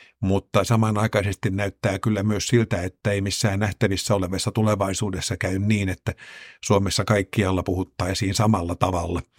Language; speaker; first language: Finnish; native; Finnish